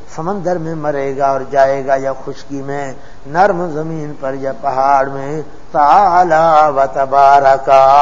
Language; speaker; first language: Urdu; non-native, local second language; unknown